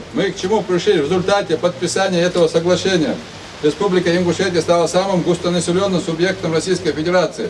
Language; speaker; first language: Russian; non-native, local second language; Ingush